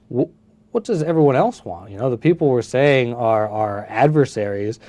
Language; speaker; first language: English; early bilingual, other home language; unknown